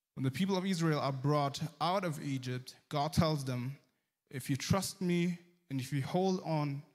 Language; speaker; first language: English; early bilingual, heritage; German